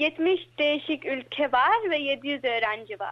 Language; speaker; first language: Turkish; early bilingual, heritage; Turkish